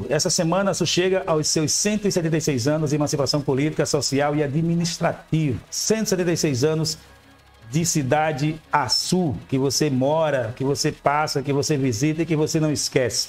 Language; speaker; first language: Portuguese; native; Portuguese